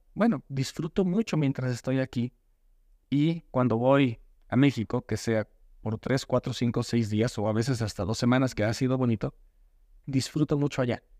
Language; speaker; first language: Spanish; native; Spanish